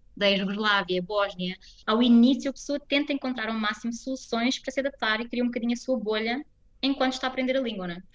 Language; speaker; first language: Portuguese; native; Portuguese